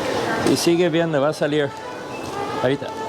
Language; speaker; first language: Spanish; non-native, fluent; English